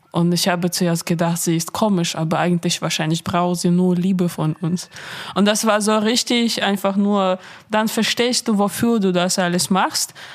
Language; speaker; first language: German; non-native, fluent; Russian